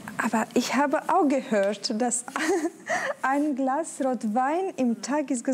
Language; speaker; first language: German; non-native, learner; Romanian